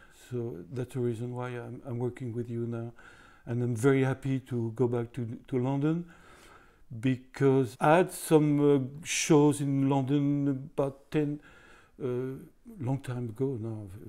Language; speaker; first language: English; non-native, fluent; French